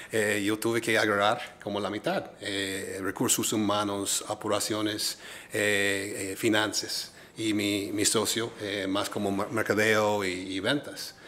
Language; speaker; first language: Spanish; non-native, fluent; English